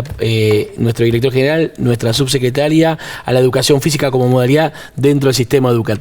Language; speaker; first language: Spanish; native; Spanish